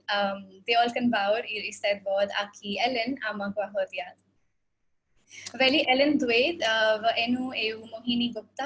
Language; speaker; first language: Welsh; non-native, fluent; Hindi